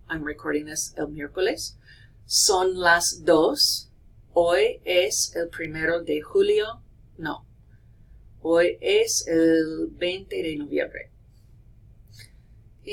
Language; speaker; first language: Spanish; non-native, fluent; English